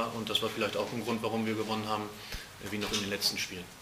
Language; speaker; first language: German; native; German